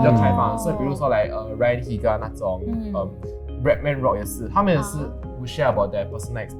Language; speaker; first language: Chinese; non-native, local second language; English